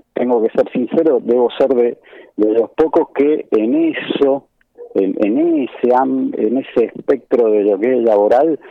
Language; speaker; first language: Spanish; native; Spanish